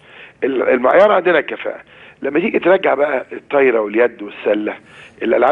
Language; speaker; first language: Arabic; native; Arabic